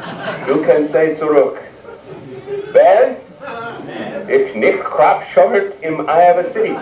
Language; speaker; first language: German; non-native, learner; English